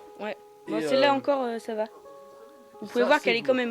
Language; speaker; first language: French; native; French